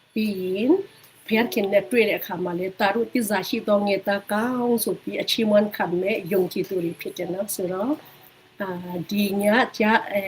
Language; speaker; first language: Burmese; non-native, local second language; Hakha Chin